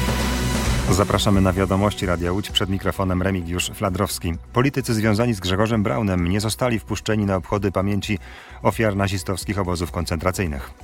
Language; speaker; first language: Polish; native; Polish